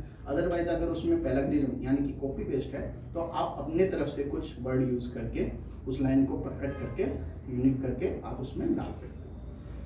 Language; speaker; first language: Hindi; native; Hindi